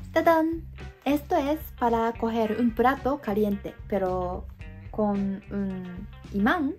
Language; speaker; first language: Spanish; non-native, fluent; Japanese